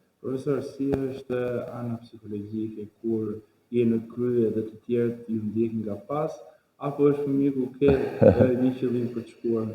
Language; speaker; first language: Albanian; native; Albanian